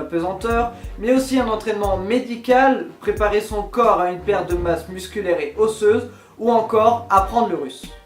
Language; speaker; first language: French; native; French